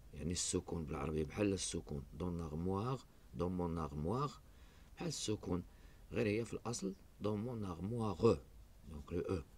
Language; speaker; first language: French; non-native, local second language; Arabic